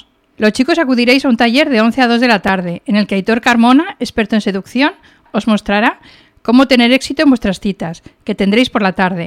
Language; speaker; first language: Spanish; native; Spanish